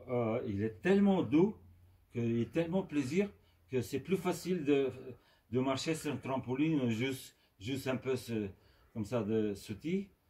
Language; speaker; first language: French; non-native, fluent; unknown